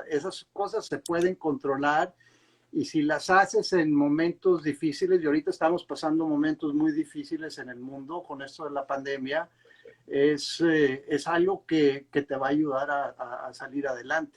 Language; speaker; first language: Spanish; native; Spanish